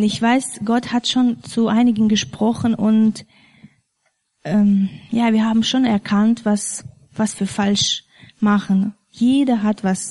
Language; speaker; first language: German; non-native, fluent; Russian